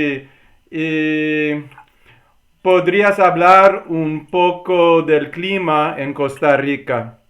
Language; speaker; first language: Spanish; non-native, learner; English